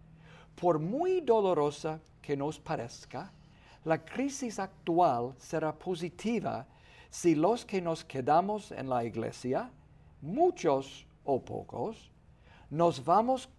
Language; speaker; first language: Spanish; non-native, fluent; English